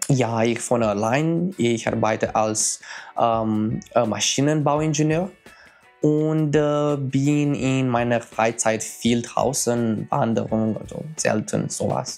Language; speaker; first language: German; non-native, fluent; Romanian